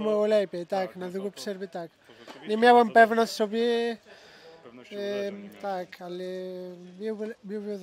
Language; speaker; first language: Polish; non-native, learner; Spanish